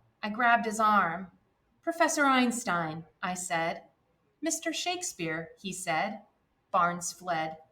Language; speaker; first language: English; native; English